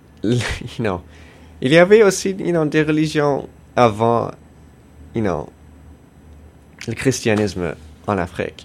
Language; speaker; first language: French; non-native, local second language; English